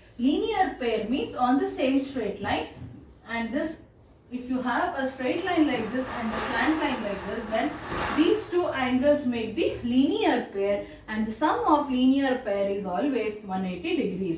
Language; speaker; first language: English; non-native, local second language; Kannada